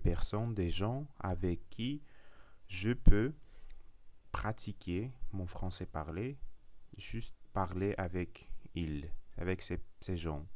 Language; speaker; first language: French; non-native, learner; Russian